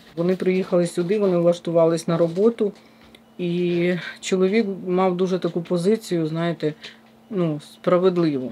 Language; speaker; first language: Ukrainian; native; Ukrainian